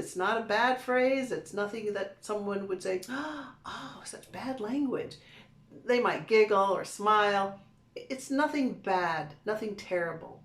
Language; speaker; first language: English; native; English